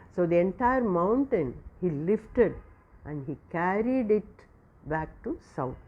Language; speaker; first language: English; non-native, local second language; Tamil